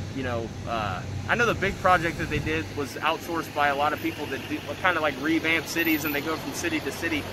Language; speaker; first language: English; native; English